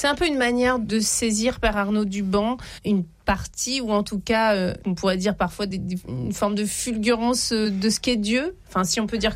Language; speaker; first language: French; native; French